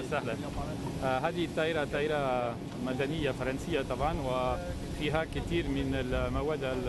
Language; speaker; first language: Arabic; non-native, fluent; French